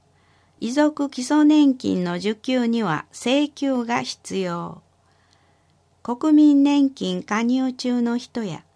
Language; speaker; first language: Japanese; native; Japanese